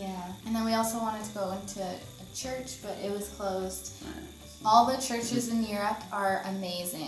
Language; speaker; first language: English; native; English